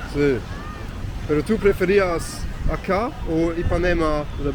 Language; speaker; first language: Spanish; non-native, learner; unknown